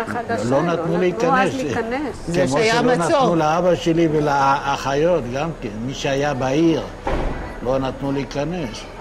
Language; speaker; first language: Hebrew; non-native, local second language; Yiddish